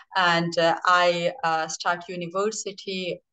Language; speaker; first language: English; non-native, fluent; Persian